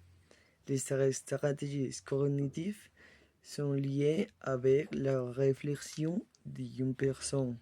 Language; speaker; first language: French; non-native, learner; Spanish